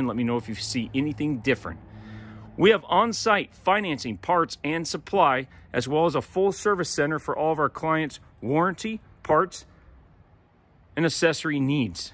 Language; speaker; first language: English; native; English